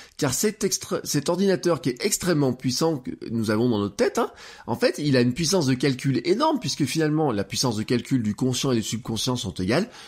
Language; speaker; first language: French; native; French